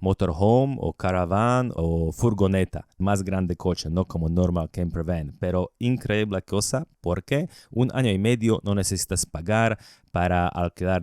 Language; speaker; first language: Spanish; non-native, learner; Slovak